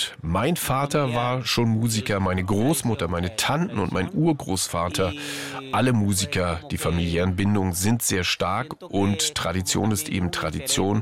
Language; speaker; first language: German; native; German